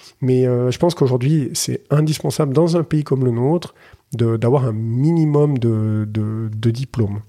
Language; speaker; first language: French; native; French